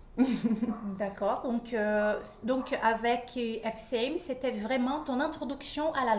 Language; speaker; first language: French; non-native, fluent; Portuguese